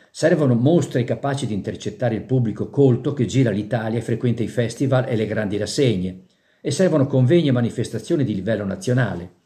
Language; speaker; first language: Italian; native; Italian